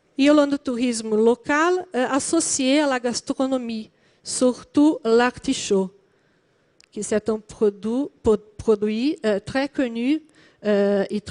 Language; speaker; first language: French; non-native, learner; Portuguese